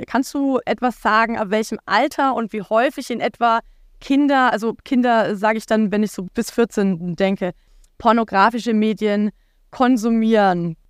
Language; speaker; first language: German; native; German